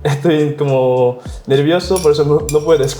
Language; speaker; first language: Spanish; non-native, learner; Korean